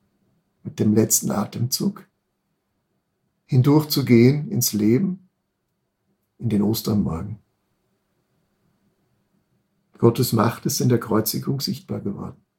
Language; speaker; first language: German; native; German